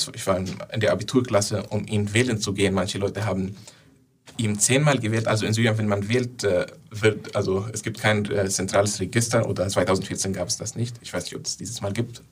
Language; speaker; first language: German; non-native, fluent; Arabic